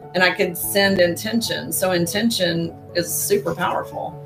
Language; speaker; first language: English; native; English